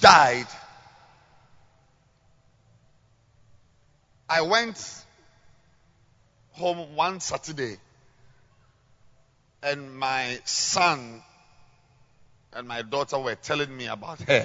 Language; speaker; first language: English; non-native, local second language; Akan